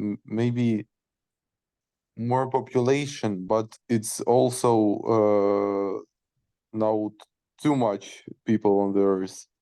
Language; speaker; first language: English; non-native, learner; Ukrainian